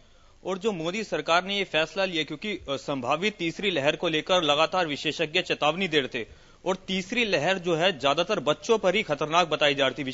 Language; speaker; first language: Hindi; native; Hindi